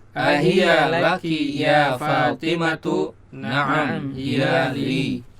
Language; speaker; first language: Arabic; non-native, learner; Indonesian